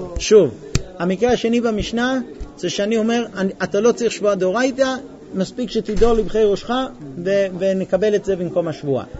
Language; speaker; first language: Hebrew; non-native, fluent; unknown